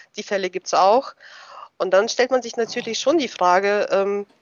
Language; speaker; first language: German; early bilingual, other home language; Russian